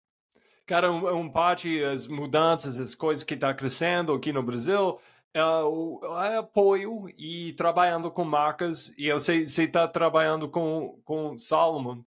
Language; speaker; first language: Portuguese; non-native, fluent; English